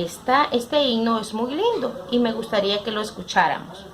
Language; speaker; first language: Spanish; native; Spanish